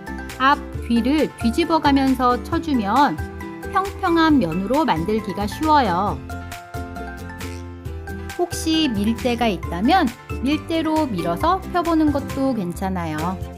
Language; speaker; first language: Korean; native; Korean